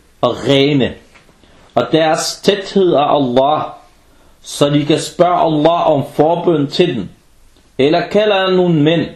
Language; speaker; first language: Danish; early bilingual, other home language; Arabic